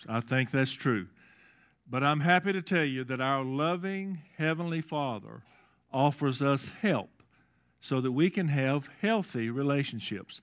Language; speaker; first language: English; native; English